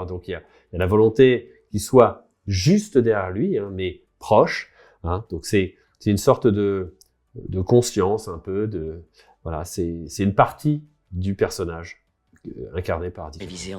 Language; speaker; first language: French; native; French